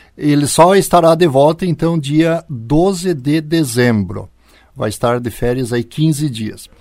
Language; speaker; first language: Portuguese; native; Portuguese